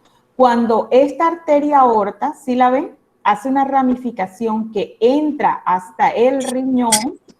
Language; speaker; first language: Spanish; native; Spanish